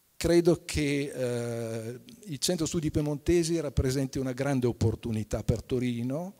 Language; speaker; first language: Italian; native; Italian